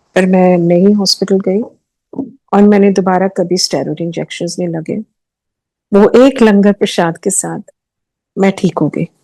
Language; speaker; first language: Hindi; early bilingual, heritage; Hindi